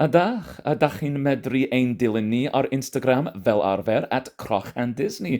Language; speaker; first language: Welsh; non-native, fluent; English